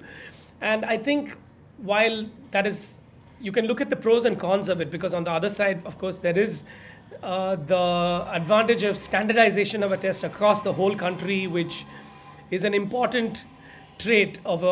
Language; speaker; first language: English; non-native, local second language; Tamil